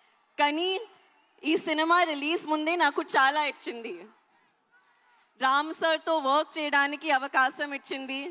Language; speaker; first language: Telugu; non-native, learner; Hindi